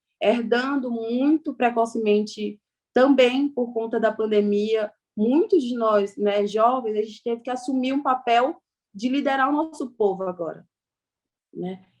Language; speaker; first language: Portuguese; non-native, local second language; Kayapó